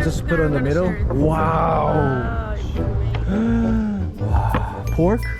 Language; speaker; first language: English; non-native, learner; Korean